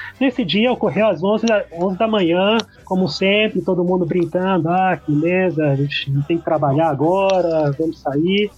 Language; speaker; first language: Portuguese; early bilingual, heritage; Portuguese